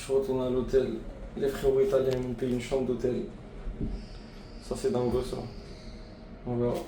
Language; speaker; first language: French; native; French